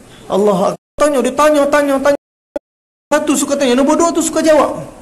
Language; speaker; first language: Malay; native; Malay